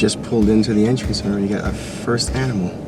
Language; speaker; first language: English; native; English